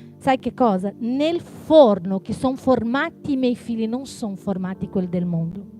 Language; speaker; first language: Italian; non-native, fluent; Portuguese